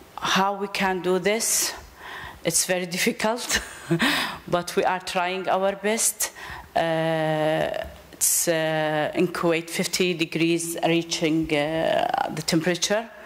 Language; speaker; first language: English; non-native, learner; Arabic